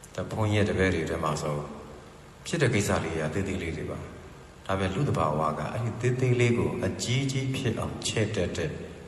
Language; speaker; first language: Burmese; native; Burmese